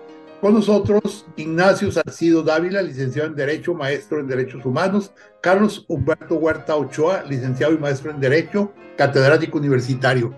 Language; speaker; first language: Spanish; native; Spanish